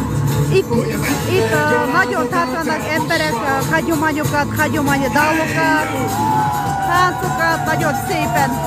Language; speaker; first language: Hungarian; non-native, learner; Kazakh